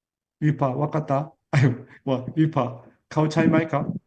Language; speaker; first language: Korean; native; Korean